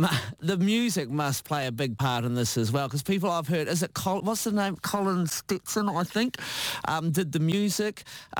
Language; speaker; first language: English; native; English